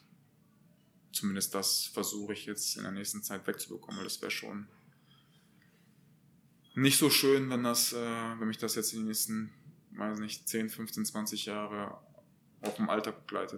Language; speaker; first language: German; native; German